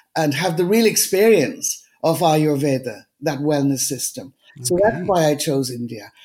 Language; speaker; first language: English; native; English